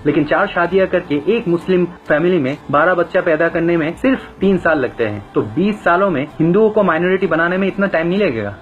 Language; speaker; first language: Hindi; non-native, fluent; Bangla